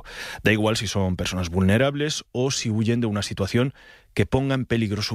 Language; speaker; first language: Spanish; native; Spanish